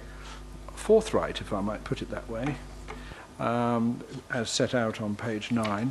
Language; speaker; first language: English; native; English